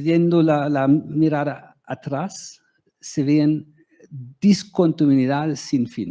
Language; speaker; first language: Spanish; non-native, fluent; German